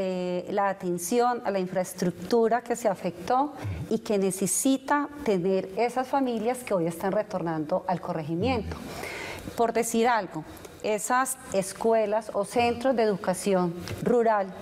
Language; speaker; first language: Spanish; native; Spanish